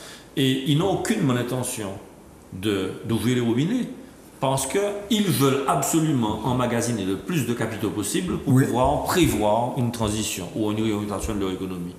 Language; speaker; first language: French; native; French